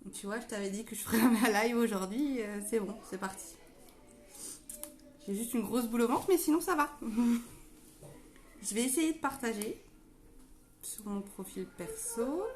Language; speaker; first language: French; native; French